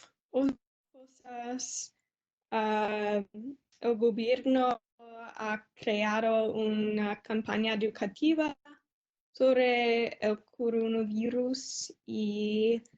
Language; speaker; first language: Spanish; non-native, learner; English